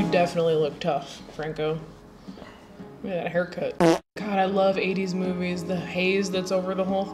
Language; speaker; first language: English; native; English